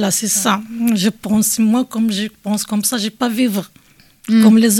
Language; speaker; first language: French; non-native, learner; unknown